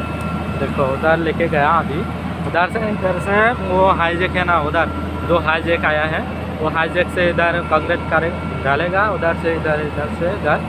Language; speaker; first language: Hindi; non-native, local second language; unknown